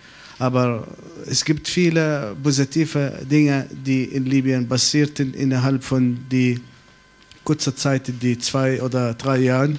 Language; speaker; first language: German; non-native, fluent; Arabic